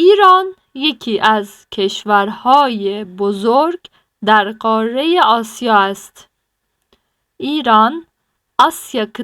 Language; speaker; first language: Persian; non-native, fluent; Turkish